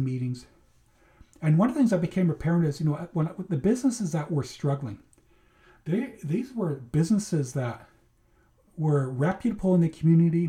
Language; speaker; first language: English; native; English